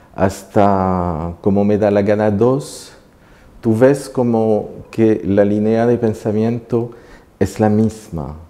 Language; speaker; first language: Spanish; non-native, fluent; French